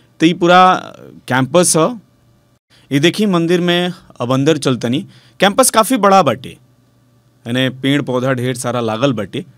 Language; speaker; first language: Bhojpuri; native; Bhojpuri